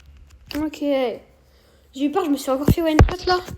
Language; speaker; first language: French; native; French